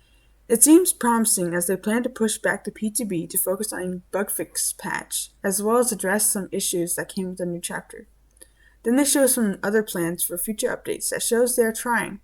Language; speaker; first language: English; native; English